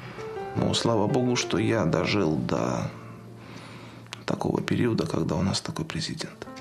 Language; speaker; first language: Russian; native; Russian